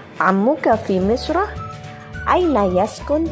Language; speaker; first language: Arabic; non-native, fluent; Indonesian